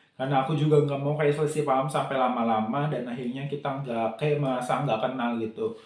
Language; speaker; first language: Indonesian; native; Indonesian